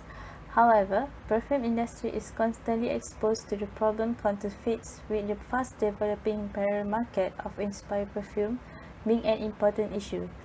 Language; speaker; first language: English; non-native, fluent; Malay